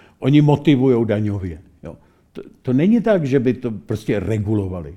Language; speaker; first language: Czech; native; Czech